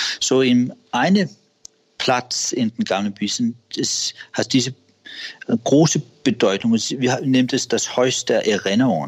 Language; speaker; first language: German; non-native, learner; Danish